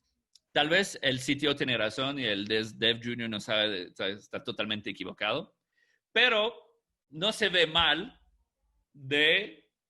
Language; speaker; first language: Spanish; non-native, fluent; English